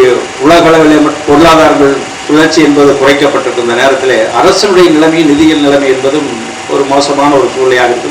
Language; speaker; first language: Tamil; native; Tamil